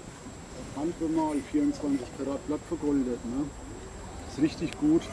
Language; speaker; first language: German; native; German